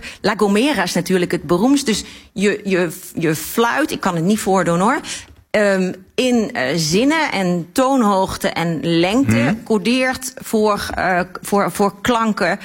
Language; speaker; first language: Dutch; native; Dutch